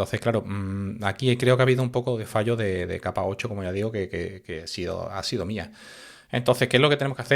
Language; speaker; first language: Spanish; native; Spanish